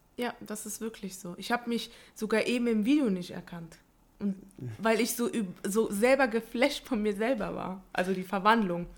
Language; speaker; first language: German; early bilingual, other home language; Italian